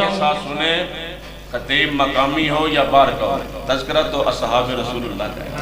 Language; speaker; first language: Urdu; non-native, local second language; Pashto